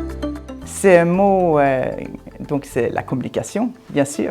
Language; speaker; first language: French; non-native, fluent; Swedish